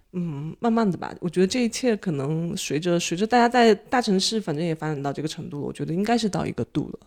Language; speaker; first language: Chinese; native; Chinese